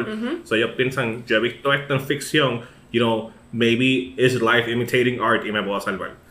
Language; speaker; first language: Spanish; early bilingual, heritage; Spanish